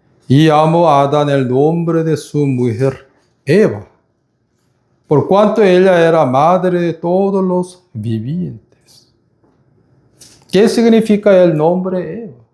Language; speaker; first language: Spanish; non-native, fluent; Korean